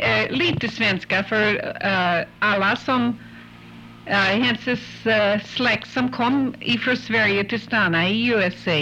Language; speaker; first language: Swedish; early bilingual, heritage; English